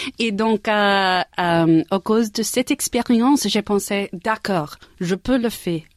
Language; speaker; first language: French; non-native, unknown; English